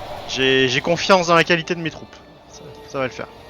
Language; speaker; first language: French; native; French